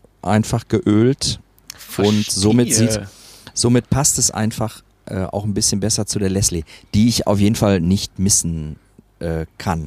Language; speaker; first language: German; native; German